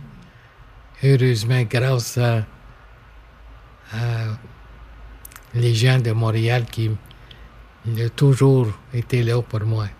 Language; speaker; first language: French; non-native, local second language; English